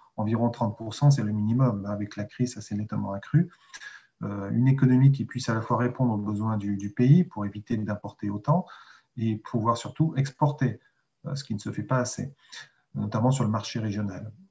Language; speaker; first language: French; native; French